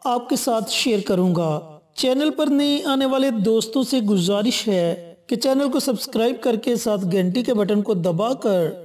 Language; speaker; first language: Urdu; native; Urdu